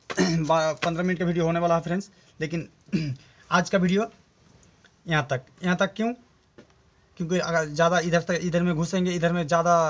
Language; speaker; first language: Hindi; non-native, local second language; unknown